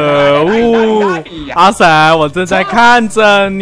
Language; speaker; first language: Chinese; native; Chinese